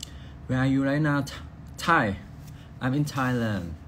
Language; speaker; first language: English; non-native, learner; Thai